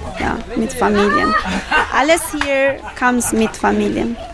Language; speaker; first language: German; non-native, learner; Albanian